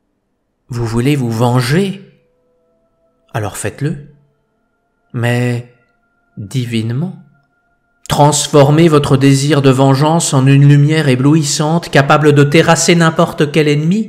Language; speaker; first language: French; native; French